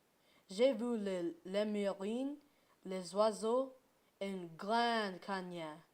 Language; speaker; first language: French; non-native, learner; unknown